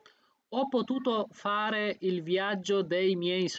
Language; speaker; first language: Italian; non-native, fluent; Bangla